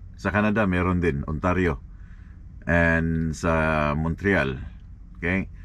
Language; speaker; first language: Filipino; non-native, local second language; Cebuano